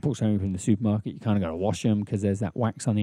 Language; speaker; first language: English; native; English